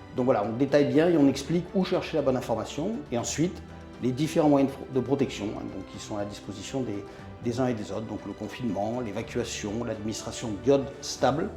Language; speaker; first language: French; native; French